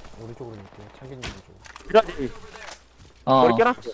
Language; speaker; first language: Korean; native; Korean